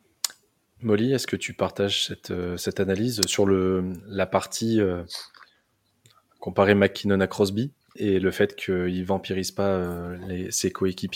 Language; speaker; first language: French; native; French